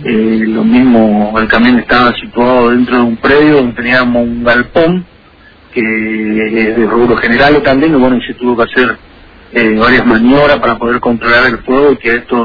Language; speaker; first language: Spanish; native; Spanish